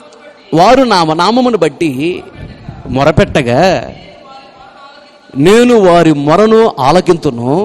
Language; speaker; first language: Telugu; native; Telugu